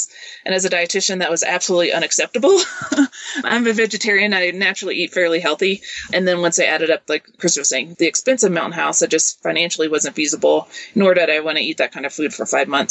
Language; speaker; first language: English; native; English